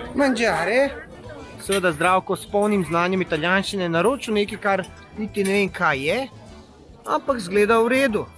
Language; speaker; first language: Slovenian; native; Slovenian